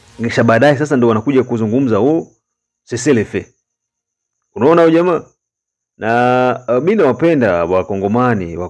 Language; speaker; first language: Swahili; native; Swahili